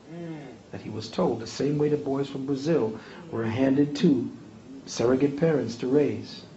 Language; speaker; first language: English; native; English